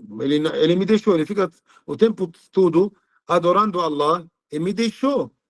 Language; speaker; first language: Portuguese; non-native, learner; Arabic